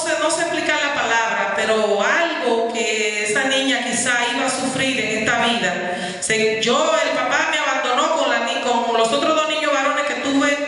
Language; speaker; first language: Spanish; native; Spanish